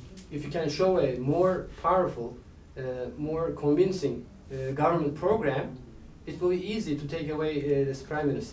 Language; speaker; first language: English; non-native, fluent; Turkish